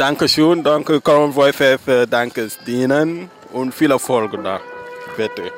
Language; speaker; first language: German; non-native, learner; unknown